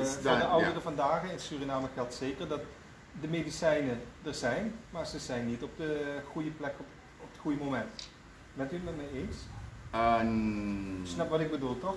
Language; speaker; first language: Dutch; native; Dutch